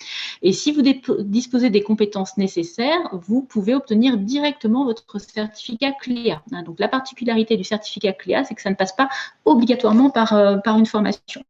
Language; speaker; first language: French; native; French